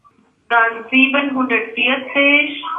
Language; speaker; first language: German; non-native, learner; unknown